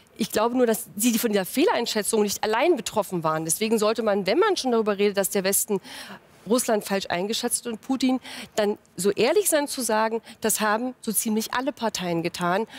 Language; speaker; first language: German; native; German